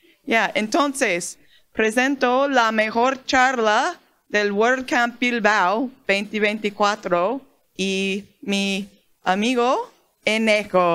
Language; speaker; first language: Spanish; non-native, learner; English